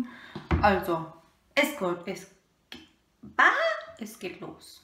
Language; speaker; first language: German; non-native, fluent; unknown